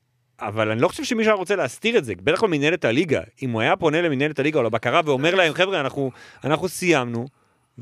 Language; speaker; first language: Hebrew; native; Hebrew